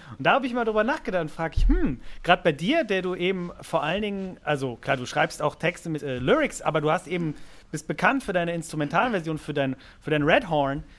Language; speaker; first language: German; native; German